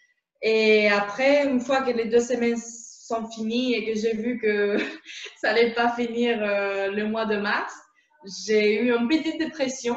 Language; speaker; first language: French; non-native, fluent; Spanish